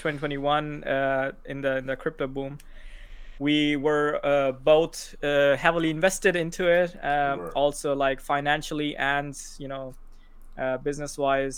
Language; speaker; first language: English; non-native, local second language; Urdu